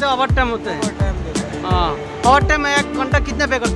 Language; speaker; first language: Hindi; non-native, fluent; Bangla